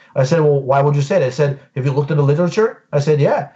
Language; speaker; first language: English; non-native, fluent; Bulgarian